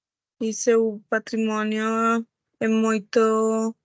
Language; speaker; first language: Portuguese; non-native, learner; Spanish